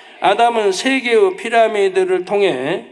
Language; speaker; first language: Korean; native; Korean